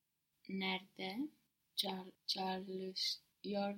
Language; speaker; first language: Turkish; non-native, learner; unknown